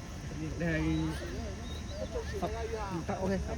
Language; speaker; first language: Cantonese; native; Cantonese